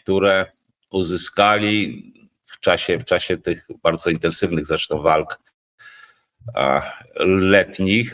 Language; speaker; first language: Polish; native; Polish